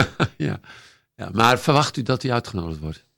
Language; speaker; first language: Dutch; native; Dutch